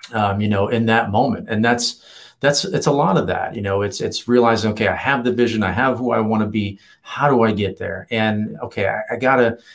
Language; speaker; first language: English; native; English